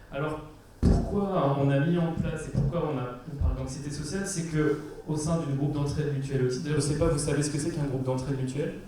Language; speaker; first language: French; native; French